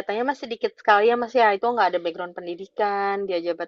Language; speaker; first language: Indonesian; native; Indonesian